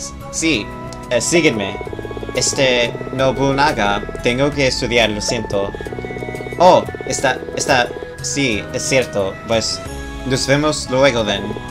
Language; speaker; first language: Spanish; non-native, learner; English